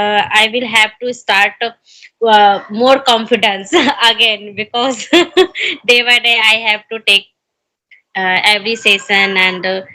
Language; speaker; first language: English; non-native, learner; Hindi